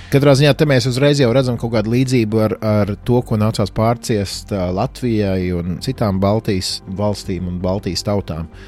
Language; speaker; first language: Latvian; native; Latvian